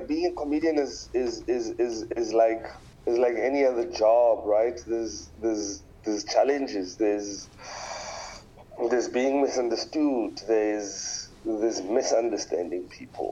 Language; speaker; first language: English; non-native, local second language; Tswana